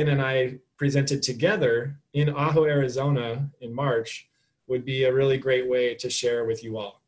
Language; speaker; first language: English; native; English